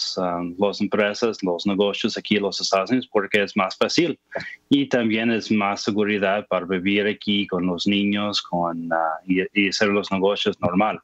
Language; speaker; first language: Spanish; non-native, fluent; English